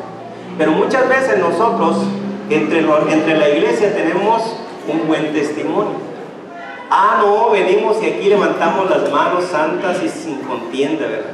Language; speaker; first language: Spanish; native; Spanish